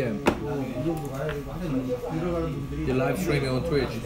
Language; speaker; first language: English; non-native, fluent; Korean